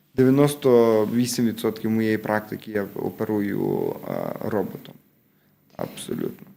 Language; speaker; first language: Ukrainian; native; Ukrainian